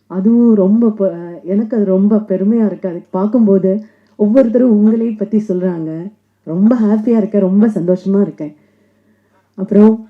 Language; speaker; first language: Tamil; non-native, local second language; Malayalam